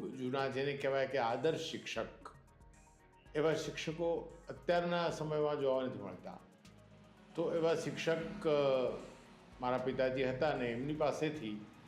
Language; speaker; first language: Gujarati; native; Gujarati